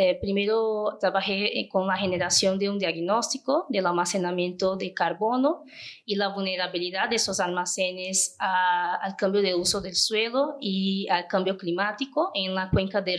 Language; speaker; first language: Spanish; non-native, fluent; Portuguese